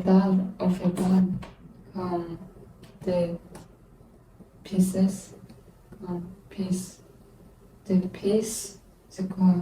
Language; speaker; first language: French; non-native, learner; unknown